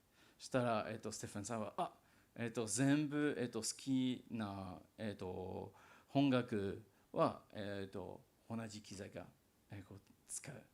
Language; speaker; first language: Japanese; non-native, learner; English